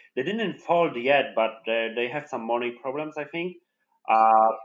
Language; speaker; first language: English; non-native, fluent; Polish